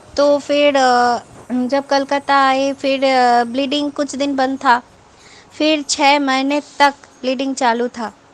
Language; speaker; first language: Hindi; non-native, local second language; Bangla